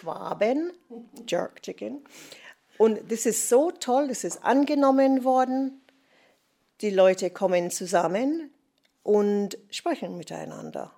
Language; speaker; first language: German; non-native, fluent; English